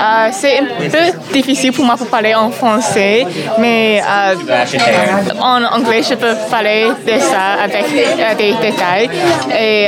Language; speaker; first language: French; non-native, learner; English